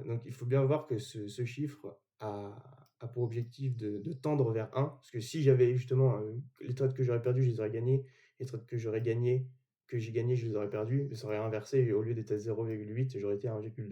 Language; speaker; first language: French; native; French